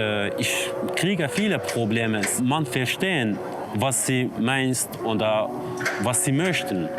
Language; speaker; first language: German; non-native, learner; Kurdish